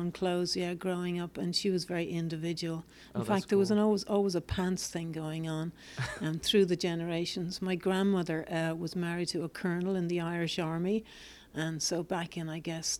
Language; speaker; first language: English; native; English